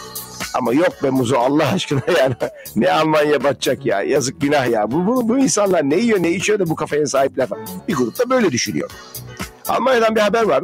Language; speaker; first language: Turkish; native; Turkish